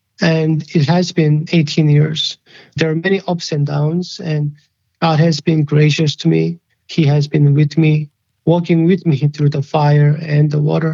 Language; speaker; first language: English; early bilingual, other home language; Korean